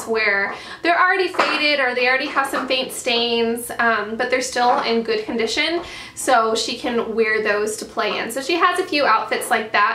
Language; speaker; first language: English; native; English